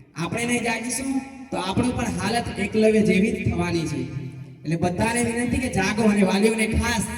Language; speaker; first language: Gujarati; non-native, local second language; Vasavi